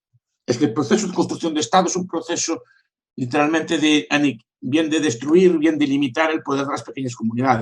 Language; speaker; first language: Spanish; native; Spanish